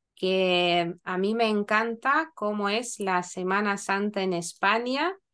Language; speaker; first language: Spanish; non-native, fluent; Lithuanian